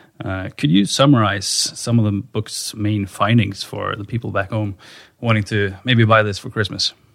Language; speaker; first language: English; non-native, fluent; Norwegian